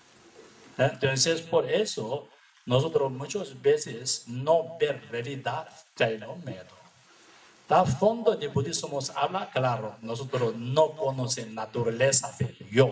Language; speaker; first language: Spanish; non-native, learner; Tibetan